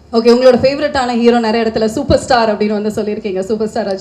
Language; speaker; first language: Tamil; native; Tamil